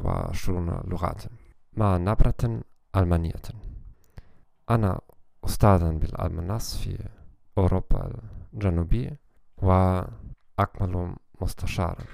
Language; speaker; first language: Arabic; non-native, learner; German